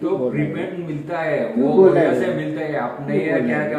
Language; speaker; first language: Hindi; non-native, local second language; Kannada